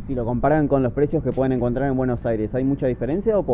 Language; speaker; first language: Spanish; native; Spanish